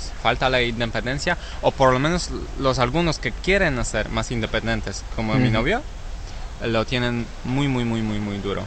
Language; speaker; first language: Spanish; non-native, learner; Polish